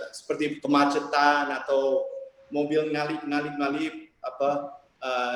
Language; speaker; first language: Indonesian; early bilingual, heritage; English